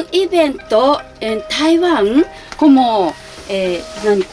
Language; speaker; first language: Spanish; non-native, learner; Japanese